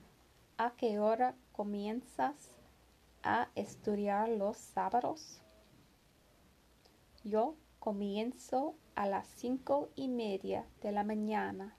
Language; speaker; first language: Spanish; non-native, learner; English